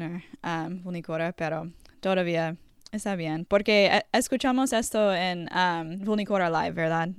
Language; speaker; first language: Spanish; non-native, learner; English